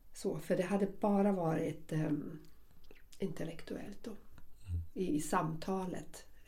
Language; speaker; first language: Swedish; non-native, fluent; German